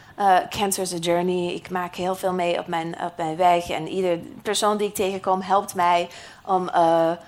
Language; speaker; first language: Dutch; non-native, fluent; English